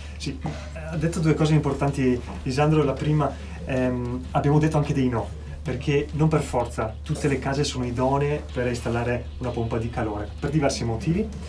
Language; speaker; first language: Italian; native; Italian